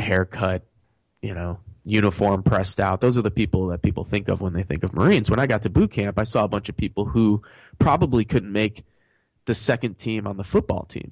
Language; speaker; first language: English; native; English